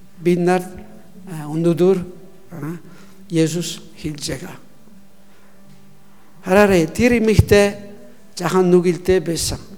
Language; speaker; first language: Mongolian; non-native, learner; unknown